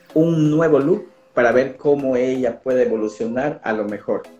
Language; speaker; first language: Spanish; native; Spanish